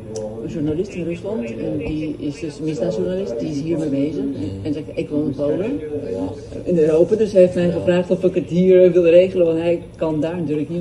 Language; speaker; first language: Dutch; non-native, fluent; Russian